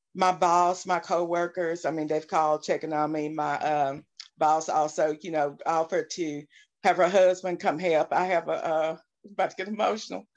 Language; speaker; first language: English; native; English